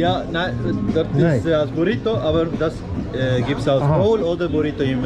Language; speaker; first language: German; non-native, learner; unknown